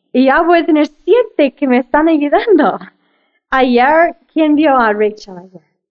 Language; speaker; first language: Spanish; non-native, fluent; English